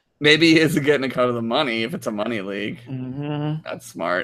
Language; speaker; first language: English; native; English